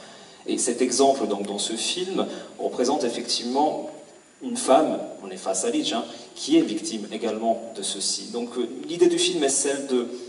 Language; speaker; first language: French; native; French